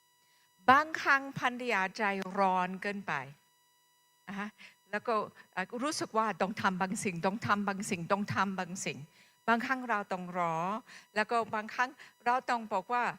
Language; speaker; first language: Thai; non-native, fluent; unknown